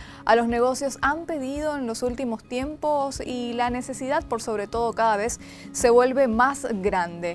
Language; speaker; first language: Spanish; native; Spanish